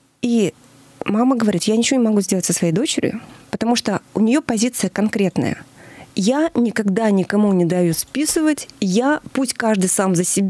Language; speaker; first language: Russian; native; Russian